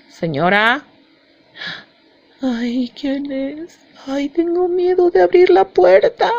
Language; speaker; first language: Spanish; native; Spanish